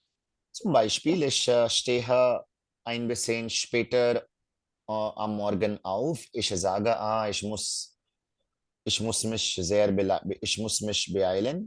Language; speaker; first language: German; non-native, fluent; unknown